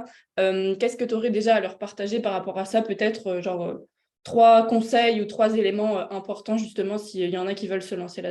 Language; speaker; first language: French; native; French